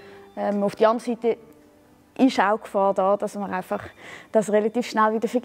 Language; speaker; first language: German; native; German